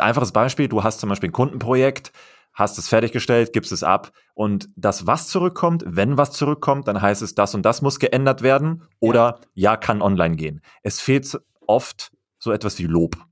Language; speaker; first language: German; native; German